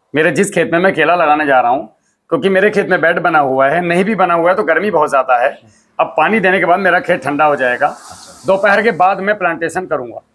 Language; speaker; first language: Hindi; native; Hindi